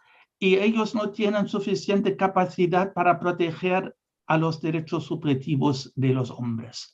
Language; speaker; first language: Spanish; non-native, fluent; German